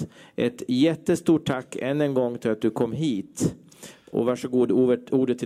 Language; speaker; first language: Swedish; native; Swedish